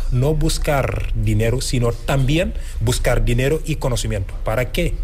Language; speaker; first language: Spanish; non-native, fluent; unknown